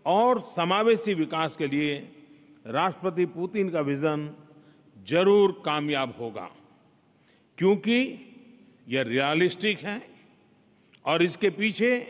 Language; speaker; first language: Hindi; non-native, local second language; Gujarati